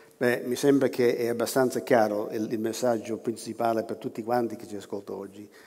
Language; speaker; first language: Italian; non-native, fluent; English